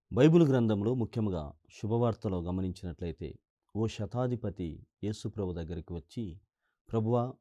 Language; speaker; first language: Telugu; native; Telugu